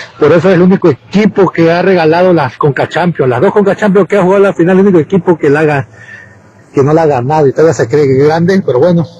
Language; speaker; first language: Spanish; native; Spanish